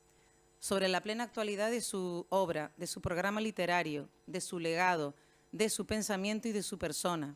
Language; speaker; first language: Spanish; native; Spanish